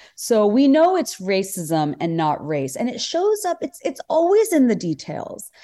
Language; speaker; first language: English; non-native, local second language; Bangla